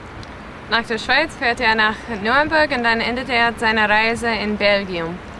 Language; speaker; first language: German; non-native, learner; English